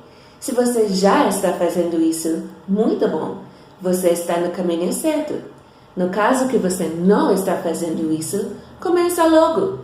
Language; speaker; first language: Portuguese; non-native, fluent; English